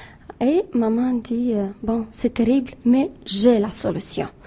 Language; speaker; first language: French; non-native, fluent; Romanian